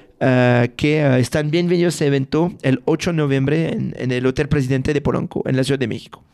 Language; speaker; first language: Spanish; non-native, fluent; French